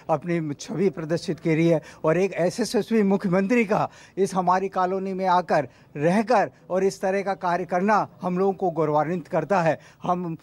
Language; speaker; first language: Hindi; native; Hindi